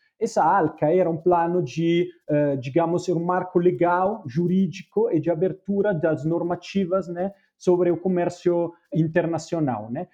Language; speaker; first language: Portuguese; non-native, fluent; Spanish